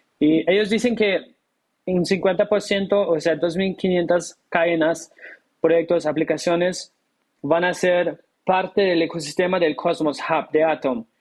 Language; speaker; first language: Spanish; non-native, fluent; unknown